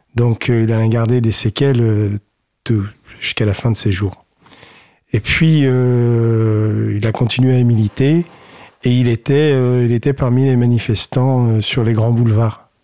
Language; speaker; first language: French; early bilingual, other home language; Kabyle